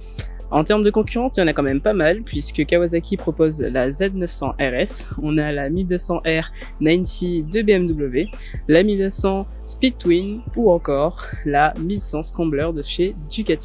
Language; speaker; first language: French; native; French